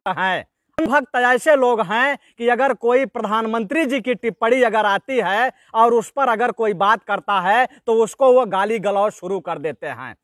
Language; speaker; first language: Hindi; native; Hindi